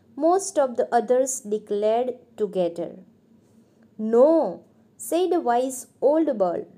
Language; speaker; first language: English; non-native, local second language; Gujarati